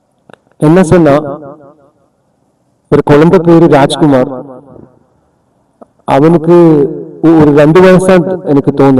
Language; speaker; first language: Tamil; non-native, learner; Malayalam